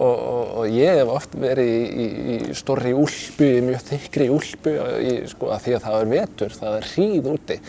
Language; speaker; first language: Icelandic; non-native, fluent; Danish